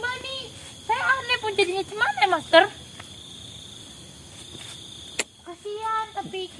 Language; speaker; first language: Indonesian; native; Indonesian